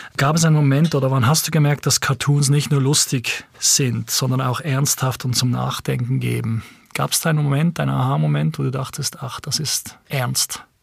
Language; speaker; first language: German; native; German